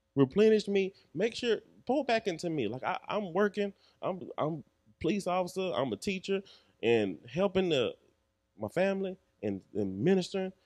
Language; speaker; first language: English; native; English